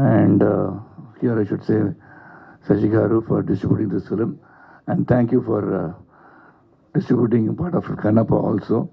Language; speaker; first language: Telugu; non-native, learner; Tamil